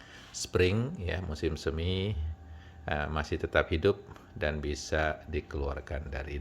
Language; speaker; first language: Indonesian; native; Indonesian